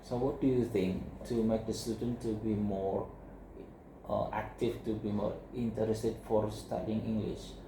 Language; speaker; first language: English; non-native, learner; Indonesian